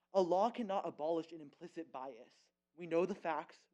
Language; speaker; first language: English; early bilingual, other home language; Urdu